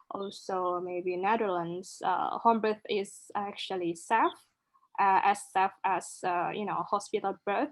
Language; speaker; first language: English; non-native, local second language; Indonesian